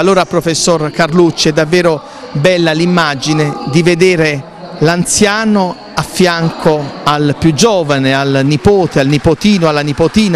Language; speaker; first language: Italian; native; Italian